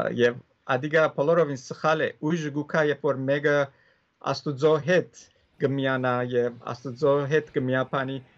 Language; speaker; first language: Armenian; early bilingual, heritage; Armenian